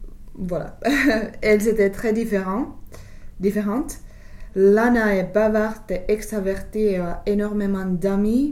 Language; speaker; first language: French; non-native, fluent; English